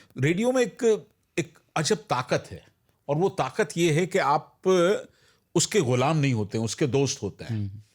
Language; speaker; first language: Hindi; non-native, local second language; Bangla